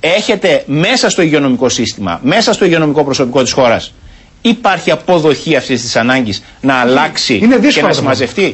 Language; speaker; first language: Greek; native; Greek